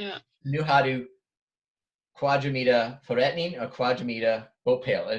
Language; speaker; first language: Danish; non-native, fluent; English